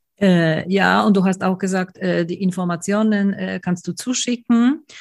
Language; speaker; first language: German; native; German